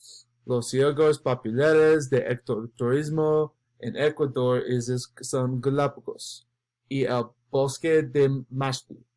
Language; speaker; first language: Spanish; non-native, learner; English